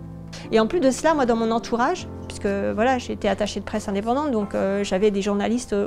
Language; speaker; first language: French; native; French